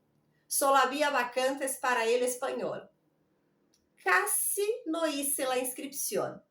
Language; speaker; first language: Spanish; non-native, fluent; Portuguese